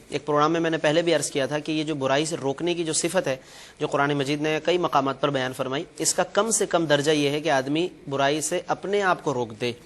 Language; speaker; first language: Urdu; native; Urdu